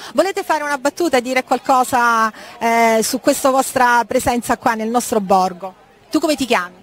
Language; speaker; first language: Italian; native; Italian